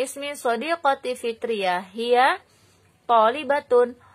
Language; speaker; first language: Arabic; non-native, fluent; Indonesian